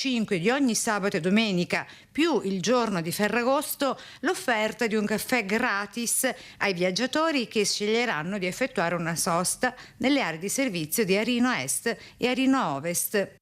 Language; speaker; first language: Italian; native; Italian